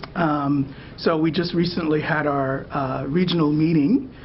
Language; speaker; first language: English; native; English